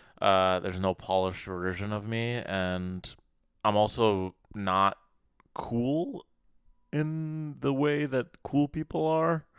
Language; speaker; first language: English; early bilingual, other home language; Arabic